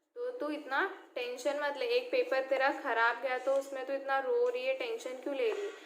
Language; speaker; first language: Hindi; non-native, local second language; Marathi